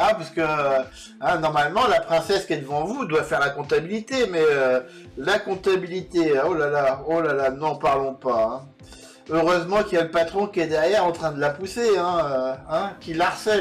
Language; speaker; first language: French; native; French